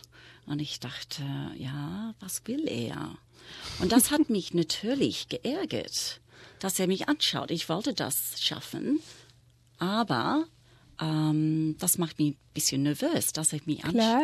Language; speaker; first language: German; non-native, fluent; English